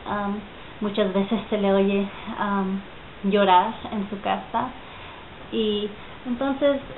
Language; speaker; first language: Spanish; early bilingual, heritage; Spanish